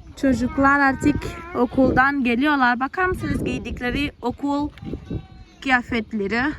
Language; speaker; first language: Turkish; non-native, fluent; Portuguese